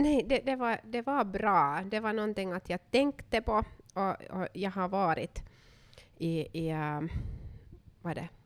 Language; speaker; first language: Swedish; non-native, local second language; Finnish